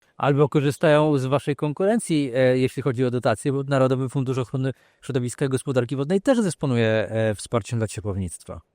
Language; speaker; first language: Polish; native; Polish